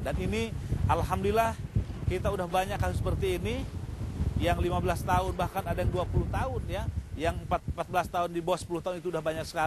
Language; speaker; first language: Indonesian; native; Indonesian